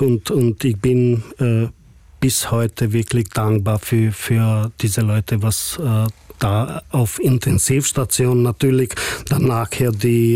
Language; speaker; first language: German; non-native, fluent; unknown